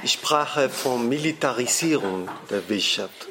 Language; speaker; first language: German; non-native, learner; Spanish